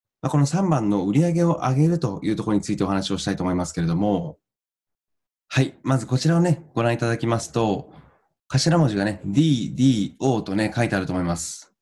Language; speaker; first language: Japanese; native; Japanese